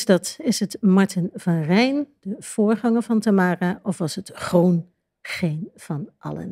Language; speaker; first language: Dutch; native; Dutch